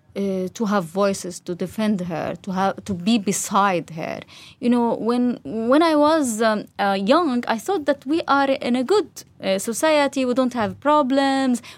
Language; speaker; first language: English; non-native, fluent; Arabic